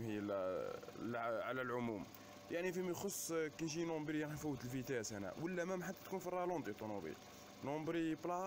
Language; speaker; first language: Arabic; native; Arabic